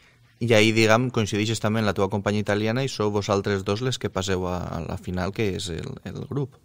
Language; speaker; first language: Catalan; native; Catalan